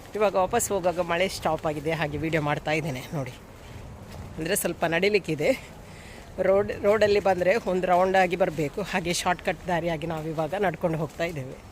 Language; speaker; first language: Kannada; non-native, local second language; Konkani